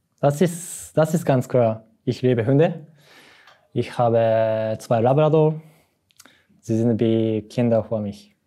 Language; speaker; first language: German; non-native, learner; Japanese